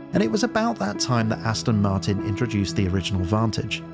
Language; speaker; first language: English; native; English